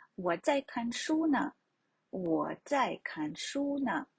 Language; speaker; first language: Chinese; non-native, fluent; Ukrainian